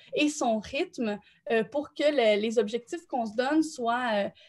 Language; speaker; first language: French; native; French